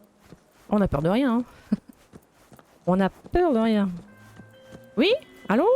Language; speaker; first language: French; native; French